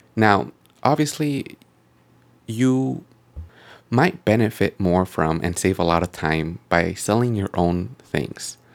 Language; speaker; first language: English; native; English